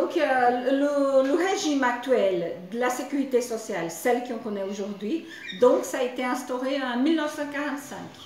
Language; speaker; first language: French; non-native, fluent; Portuguese